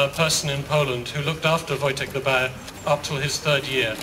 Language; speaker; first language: English; native; English